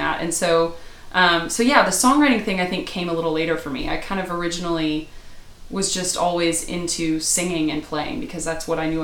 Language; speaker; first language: English; native; English